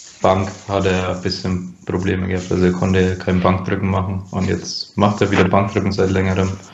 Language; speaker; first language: German; native; German